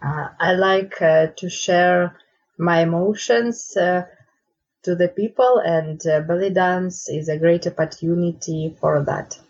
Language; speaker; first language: English; non-native, learner; Russian